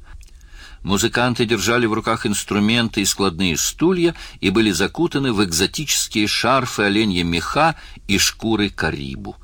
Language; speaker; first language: Russian; native; Russian